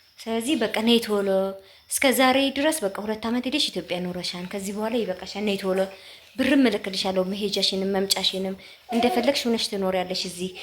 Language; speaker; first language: Amharic; native; Amharic